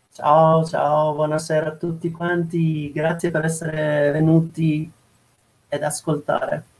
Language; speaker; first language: Italian; non-native, fluent; Persian